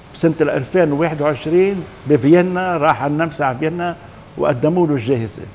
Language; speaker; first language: Arabic; native; Arabic